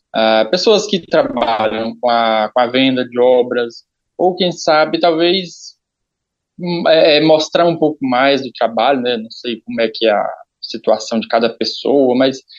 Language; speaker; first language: Portuguese; native; Portuguese